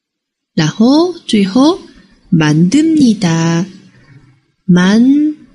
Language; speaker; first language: Korean; non-native, fluent; Chinese